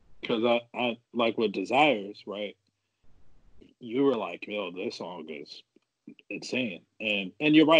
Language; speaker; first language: English; native; English